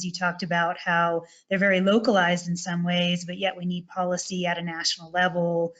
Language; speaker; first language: English; native; English